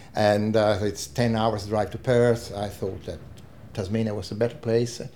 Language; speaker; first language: English; non-native, fluent; Italian